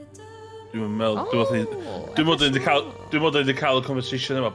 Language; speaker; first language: Welsh; native; Welsh